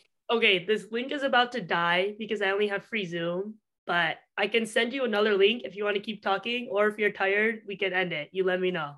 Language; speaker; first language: English; early bilingual, other home language; Chinese